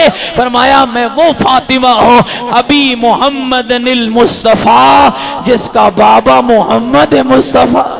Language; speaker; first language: Urdu; native; Urdu